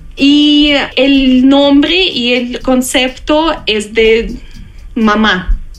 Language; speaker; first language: Spanish; non-native, learner; Russian